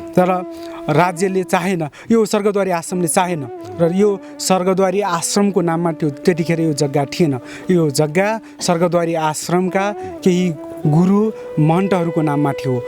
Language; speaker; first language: Nepali; non-native, local second language; Dangaura Tharu